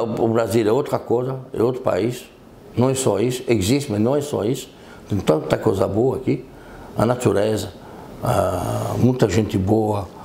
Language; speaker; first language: Portuguese; non-native, fluent; French